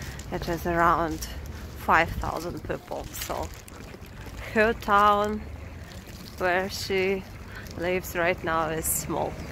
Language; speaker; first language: English; non-native, fluent; Russian